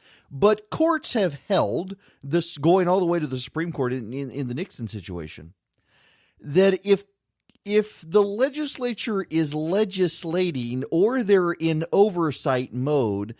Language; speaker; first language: English; native; English